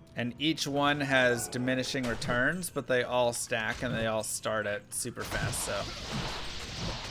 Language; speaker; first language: English; native; English